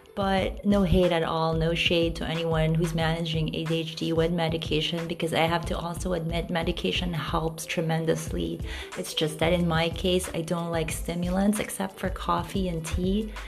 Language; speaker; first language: English; non-native, local second language; Filipino